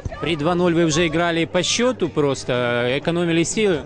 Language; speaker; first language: Russian; native; Russian